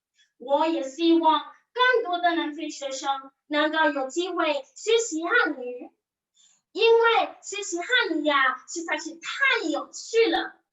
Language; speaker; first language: Chinese; non-native, learner; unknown